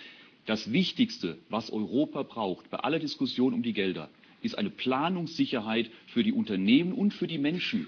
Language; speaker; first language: German; native; German